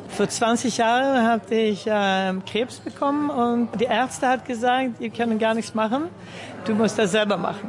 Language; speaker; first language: German; early bilingual, heritage; German